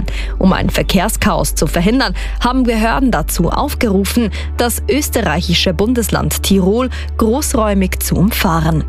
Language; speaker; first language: German; native; German